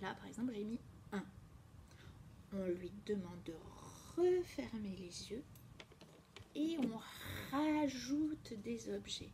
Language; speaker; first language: French; native; French